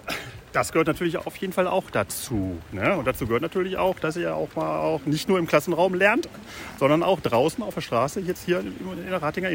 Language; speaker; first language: German; native; German